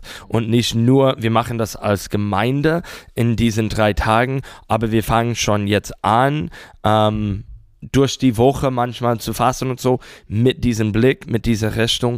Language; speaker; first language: German; non-native, fluent; English